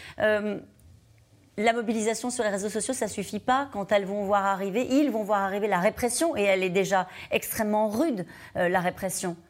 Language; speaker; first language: French; native; French